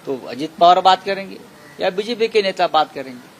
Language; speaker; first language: Hindi; non-native, local second language; Marathi